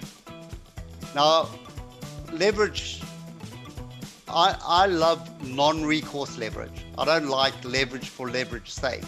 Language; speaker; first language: English; native; English